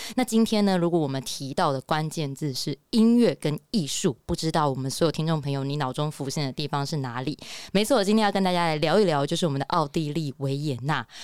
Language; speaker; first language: Chinese; native; Chinese